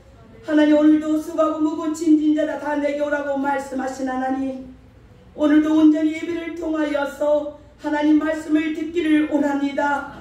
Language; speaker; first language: Korean; native; Korean